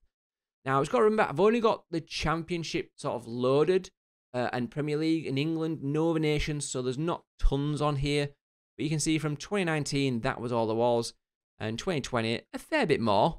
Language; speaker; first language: English; native; English